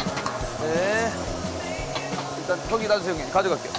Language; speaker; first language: Korean; native; Korean